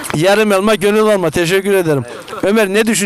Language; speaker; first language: Turkish; native; Turkish